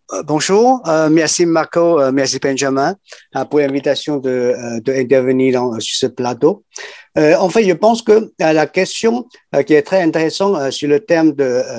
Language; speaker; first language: French; non-native, fluent; Chinese